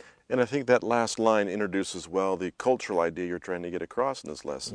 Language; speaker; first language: English; native; English